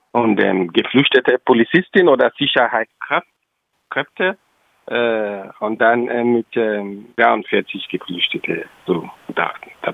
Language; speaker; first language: German; non-native, local second language; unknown